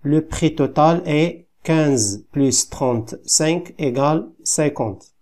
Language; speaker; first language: French; non-native, local second language; Arabic